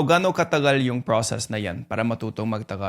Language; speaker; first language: Filipino; non-native, fluent; English